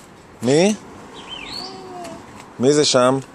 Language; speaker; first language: Hebrew; native; Hebrew